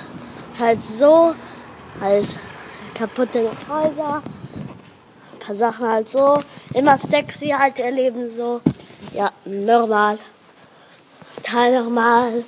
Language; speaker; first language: German; non-native, learner; French